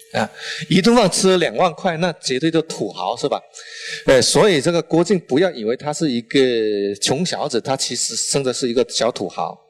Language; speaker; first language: Chinese; non-native, local second language; Min Nan Chinese